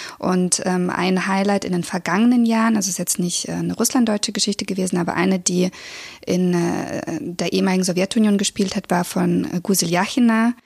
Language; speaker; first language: German; early bilingual, other home language; Russian